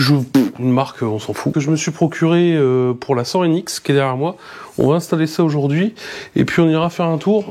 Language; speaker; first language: French; native; French